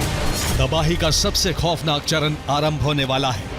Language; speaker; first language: Hindi; native; Hindi